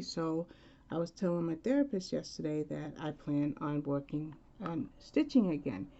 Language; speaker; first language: English; native; English